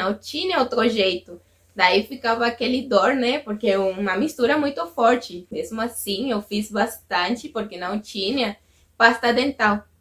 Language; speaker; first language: Portuguese; non-native, fluent; Spanish